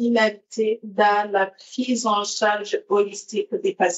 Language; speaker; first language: French; non-native, local second language; Rundi